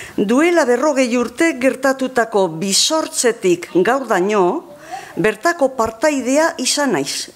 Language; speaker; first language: Basque; native; Basque